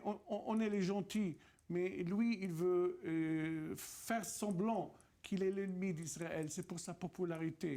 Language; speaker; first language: French; non-native, fluent; Arabic